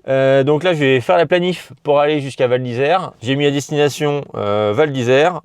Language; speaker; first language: French; native; French